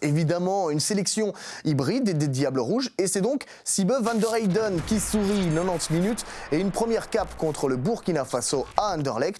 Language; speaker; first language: French; native; French